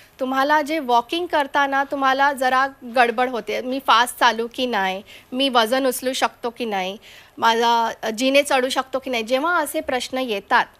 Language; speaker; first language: Marathi; non-native, local second language; Konkani